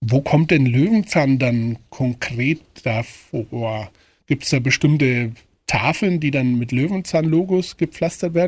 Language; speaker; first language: German; native; German